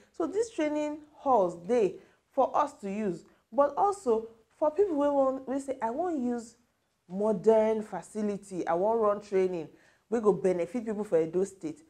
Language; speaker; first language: Nigerian Pidgin; native; Nigerian Pidgin